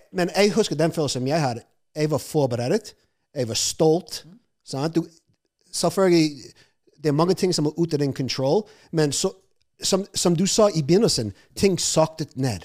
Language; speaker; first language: Norwegian; non-native, fluent; English